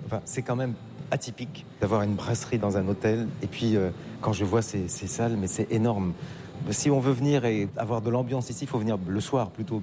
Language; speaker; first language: French; native; French